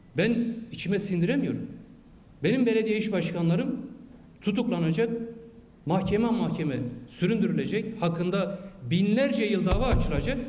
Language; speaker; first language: Turkish; non-native, local second language; Kurdish